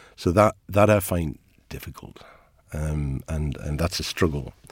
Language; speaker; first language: English; native; English